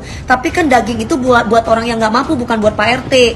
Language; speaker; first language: Indonesian; native; Indonesian